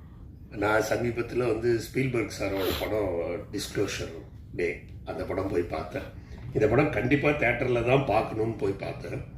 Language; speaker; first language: Tamil; native; Tamil